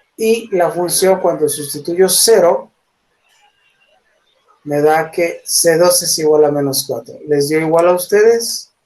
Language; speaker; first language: Spanish; native; Spanish